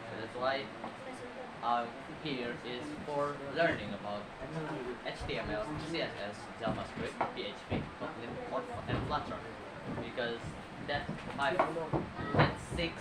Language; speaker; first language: English; non-native, learner; Indonesian